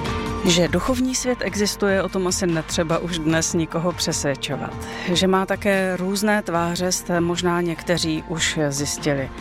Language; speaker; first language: Czech; native; Czech